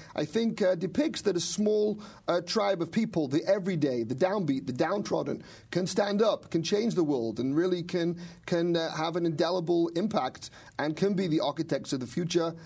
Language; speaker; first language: English; native; English